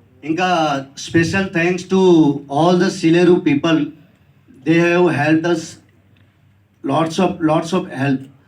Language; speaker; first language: Telugu; non-native, learner; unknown